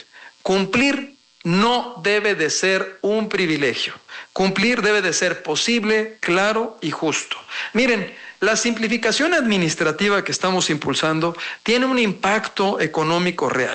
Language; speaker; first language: Spanish; native; Spanish